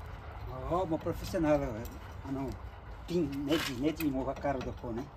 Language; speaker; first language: English; non-native, learner; Portuguese